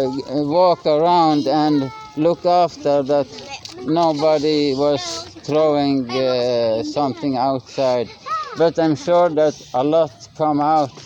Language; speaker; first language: English; non-native, learner; Norwegian